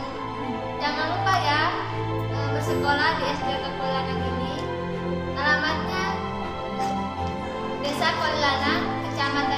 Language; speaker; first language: Indonesian; non-native, local second language; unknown